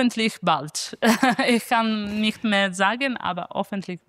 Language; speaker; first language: German; non-native, fluent; Italian